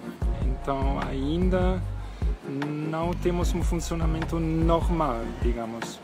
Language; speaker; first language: Portuguese; non-native, fluent; German